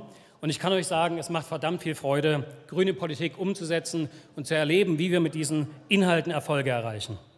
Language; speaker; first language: German; native; German